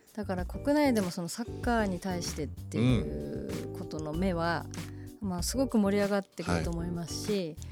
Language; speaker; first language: Japanese; native; Japanese